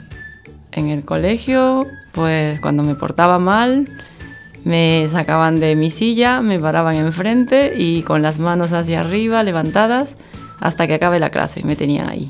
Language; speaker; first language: Spanish; native; Spanish